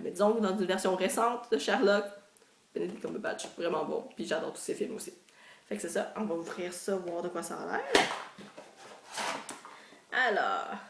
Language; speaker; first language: French; native; French